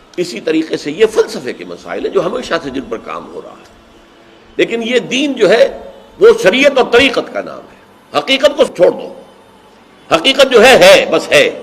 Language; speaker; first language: Urdu; native; Urdu